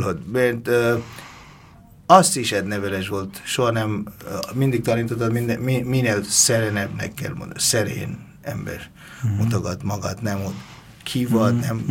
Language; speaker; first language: Hungarian; non-native, fluent; Bangla